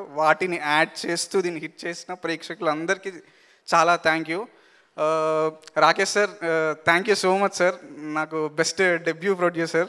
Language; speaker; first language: Telugu; native; Telugu